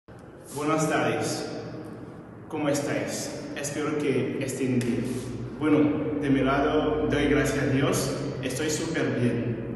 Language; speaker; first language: Spanish; non-native, fluent; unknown